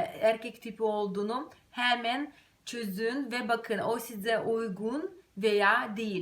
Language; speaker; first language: Turkish; non-native, fluent; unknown